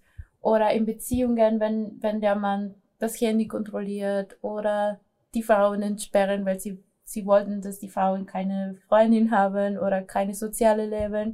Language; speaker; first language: German; non-native, fluent; Spanish